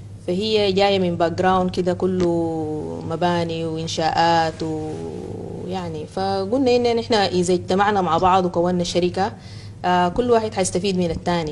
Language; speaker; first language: Arabic; native; Arabic